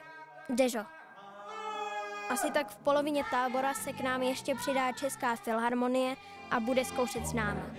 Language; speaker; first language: Czech; native; Czech